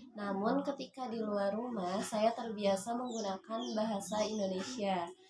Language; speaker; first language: Indonesian; non-native, local second language; Sundanese